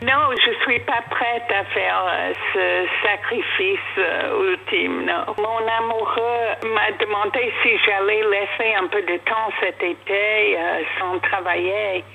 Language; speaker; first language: French; non-native, fluent; English